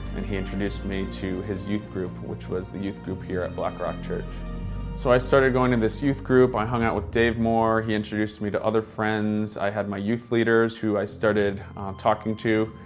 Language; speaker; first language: English; native; English